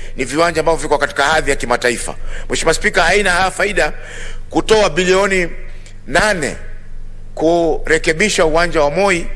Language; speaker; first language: Swahili; native; Swahili